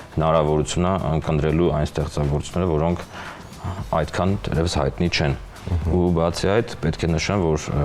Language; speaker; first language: Armenian; native; Armenian